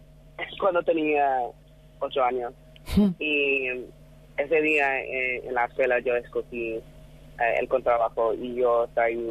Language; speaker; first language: Spanish; non-native, fluent; English